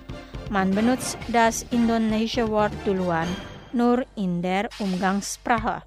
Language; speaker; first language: German; non-native, fluent; Indonesian